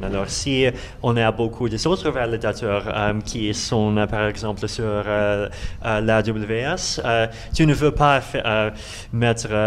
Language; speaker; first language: French; non-native, learner; Russian